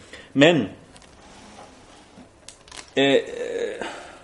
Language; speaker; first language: Swedish; non-native, fluent; Spanish